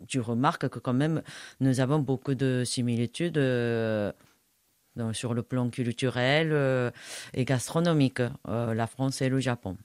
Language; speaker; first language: French; non-native, fluent; Japanese